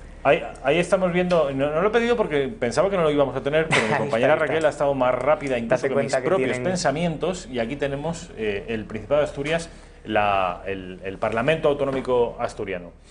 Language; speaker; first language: Spanish; native; Spanish